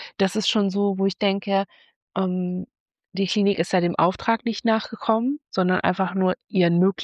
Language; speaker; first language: German; native; German